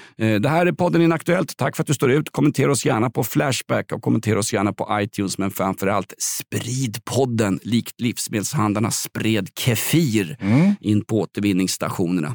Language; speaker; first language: Swedish; native; Swedish